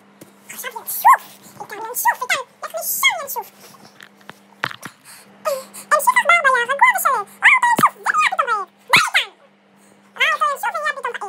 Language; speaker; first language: Hebrew; native; Hebrew